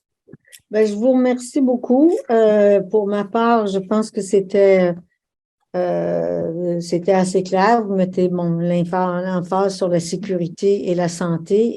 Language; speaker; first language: French; native; French